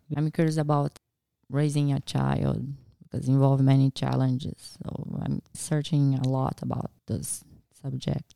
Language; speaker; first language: English; non-native, learner; Portuguese